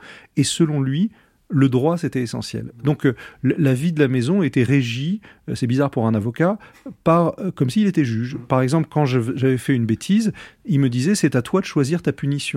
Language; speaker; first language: French; native; French